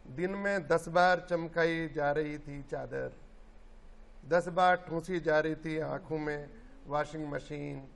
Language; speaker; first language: Hindi; native; Hindi